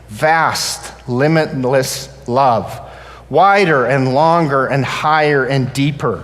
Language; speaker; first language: English; native; English